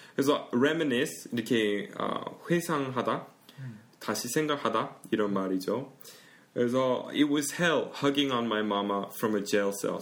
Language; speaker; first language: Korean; early bilingual, heritage; Korean